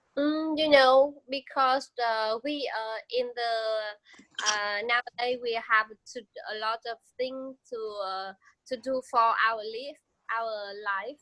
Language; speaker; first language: English; non-native, learner; Vietnamese